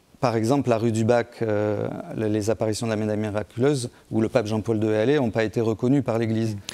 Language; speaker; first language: French; native; French